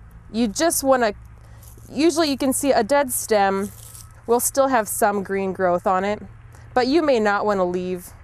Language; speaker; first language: English; native; English